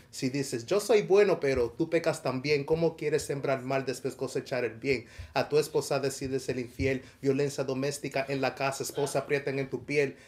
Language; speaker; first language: Spanish; early bilingual, heritage; Spanish